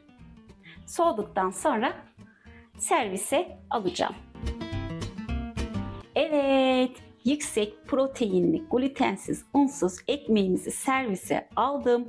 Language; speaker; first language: Turkish; native; Turkish